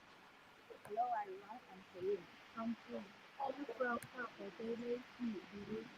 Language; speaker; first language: English; non-native, learner; Chinese